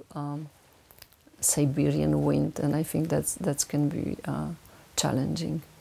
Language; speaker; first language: English; non-native, fluent; Polish